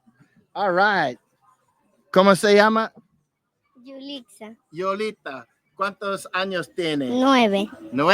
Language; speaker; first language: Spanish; non-native, learner; English